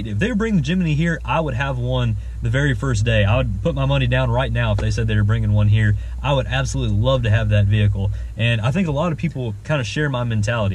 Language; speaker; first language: English; native; English